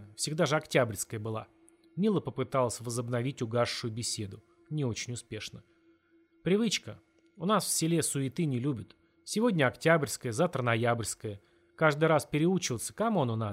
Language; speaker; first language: Russian; native; Russian